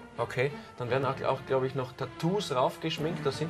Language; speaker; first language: German; native; German